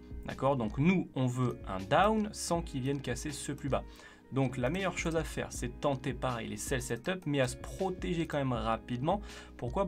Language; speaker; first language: French; native; French